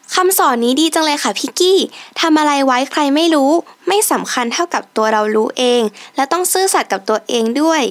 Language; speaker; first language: Thai; native; Thai